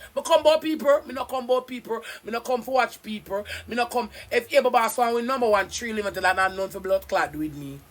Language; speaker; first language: English; non-native, local second language; Jamaican Creole English